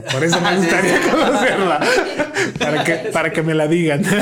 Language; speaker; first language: Spanish; native; Spanish